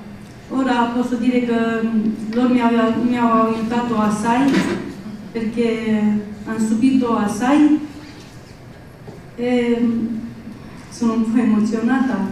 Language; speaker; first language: Italian; non-native, learner; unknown